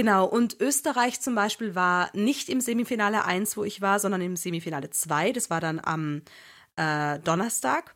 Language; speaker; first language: German; native; German